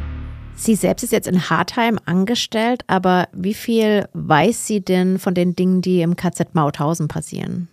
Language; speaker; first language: German; native; German